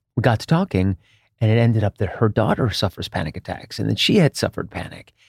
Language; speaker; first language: English; early bilingual, other home language; Hebrew